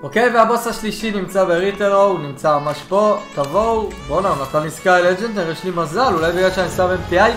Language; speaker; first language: Hebrew; native; Hebrew